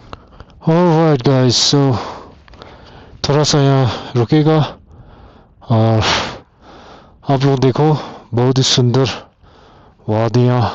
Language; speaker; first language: Hindi; non-native, local second language; Tibetan